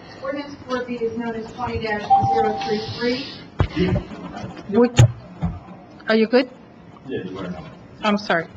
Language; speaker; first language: English; native; English